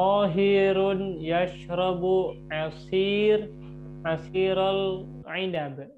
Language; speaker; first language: Arabic; non-native, learner; Indonesian